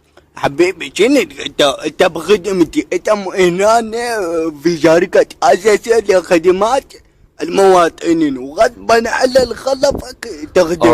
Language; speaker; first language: Arabic; native; Arabic